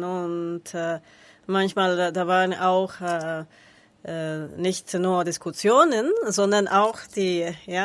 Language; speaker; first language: German; non-native, learner; Spanish